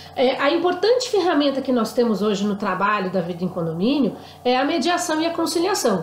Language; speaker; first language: Portuguese; native; Portuguese